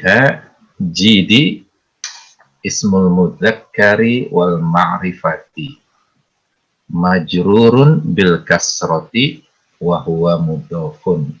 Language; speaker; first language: Arabic; non-native, learner; Indonesian